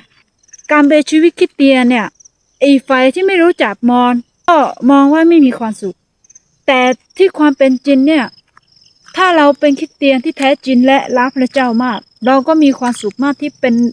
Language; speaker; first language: Thai; non-native, fluent; Akha